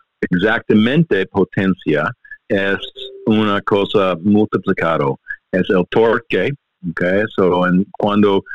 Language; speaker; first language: Spanish; non-native, learner; English